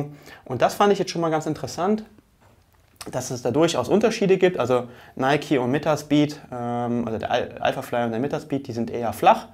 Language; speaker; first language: German; native; German